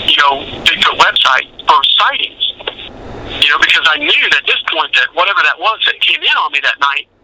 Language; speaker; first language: English; native; English